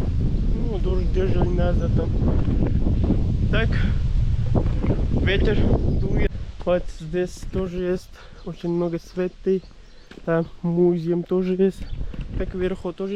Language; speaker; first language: Russian; non-native, learner; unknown